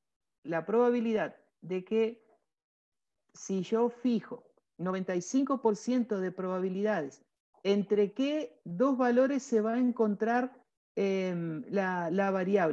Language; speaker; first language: Spanish; native; Spanish